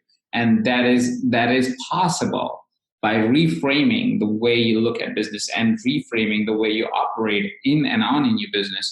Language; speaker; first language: English; non-native, local second language; Hindi